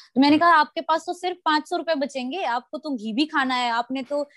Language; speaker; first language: Hindi; native; Hindi